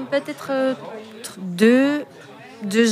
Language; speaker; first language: French; non-native, fluent; Finnish